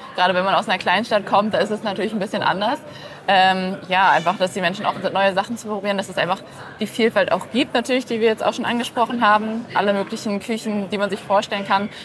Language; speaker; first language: German; early bilingual, other home language; Chinese